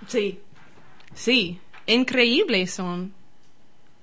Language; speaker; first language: Spanish; non-native, learner; English